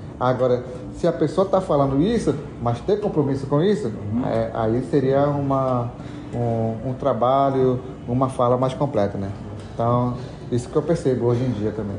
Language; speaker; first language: Portuguese; non-native, local second language; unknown